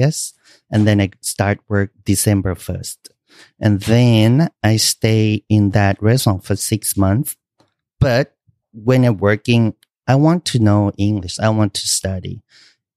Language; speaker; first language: English; non-native, learner; Thai